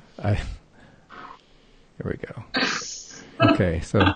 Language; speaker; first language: English; native; English